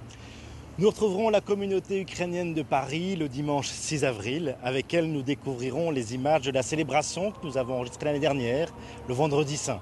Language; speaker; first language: French; native; French